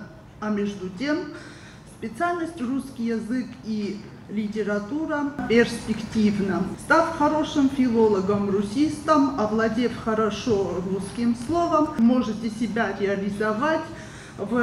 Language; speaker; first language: Russian; non-native, local second language; Ossetic